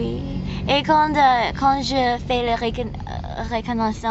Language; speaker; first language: French; non-native, learner; English